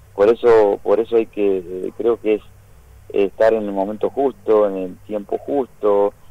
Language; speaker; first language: Spanish; native; Spanish